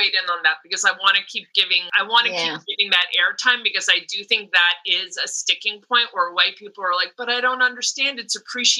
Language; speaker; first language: English; native; English